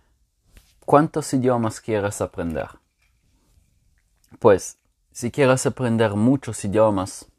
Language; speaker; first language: Spanish; non-native, fluent; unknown